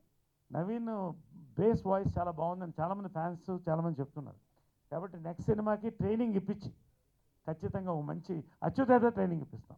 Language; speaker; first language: Telugu; native; Telugu